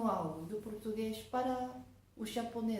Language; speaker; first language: Portuguese; non-native, fluent; Japanese